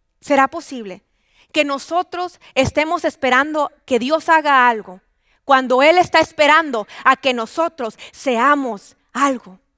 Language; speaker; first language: Spanish; native; Spanish